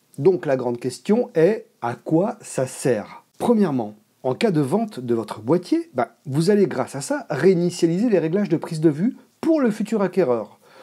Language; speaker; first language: French; native; French